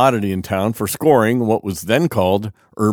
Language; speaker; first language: English; native; English